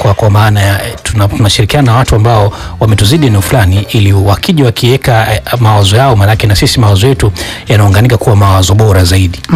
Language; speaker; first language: Swahili; native; Swahili